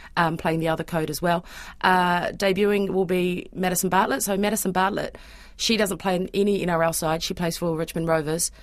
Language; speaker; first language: English; native; English